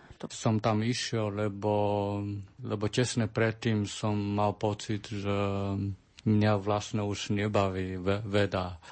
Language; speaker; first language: Slovak; non-native, learner; Chinese